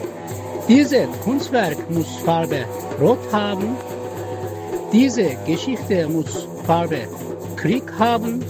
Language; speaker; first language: German; non-native, learner; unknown